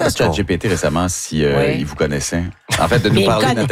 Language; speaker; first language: French; native; French